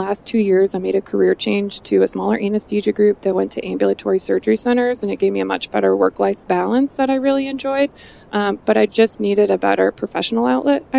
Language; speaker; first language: English; native; English